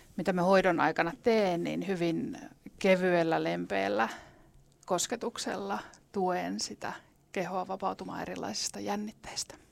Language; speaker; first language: Finnish; native; Finnish